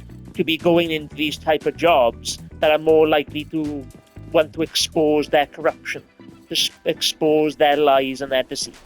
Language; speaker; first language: English; native; English